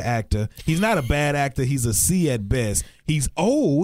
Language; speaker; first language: English; native; English